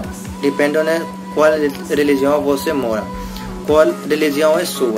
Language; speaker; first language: Portuguese; non-native, learner; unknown